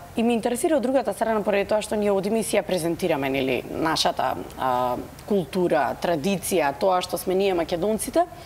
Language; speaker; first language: Macedonian; native; Macedonian